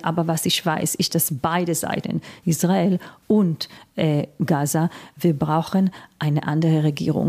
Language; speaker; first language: German; non-native, fluent; Hebrew